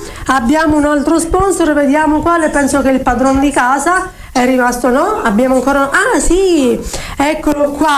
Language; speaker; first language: Italian; native; Italian